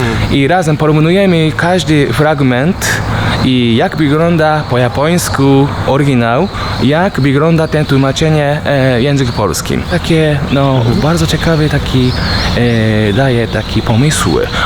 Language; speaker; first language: Polish; non-native, fluent; Japanese